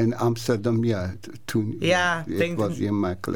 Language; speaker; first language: Dutch; non-native, learner; Persian